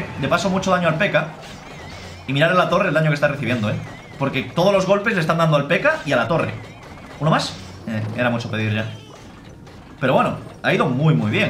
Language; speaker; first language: Spanish; native; Spanish